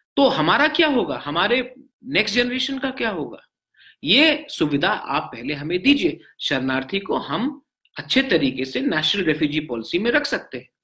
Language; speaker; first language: Hindi; non-native, local second language; Bangla